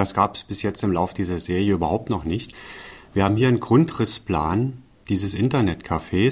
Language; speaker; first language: German; native; German